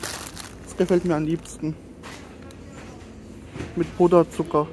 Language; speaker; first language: German; non-native, fluent; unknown